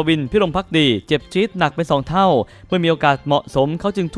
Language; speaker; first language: Thai; native; Thai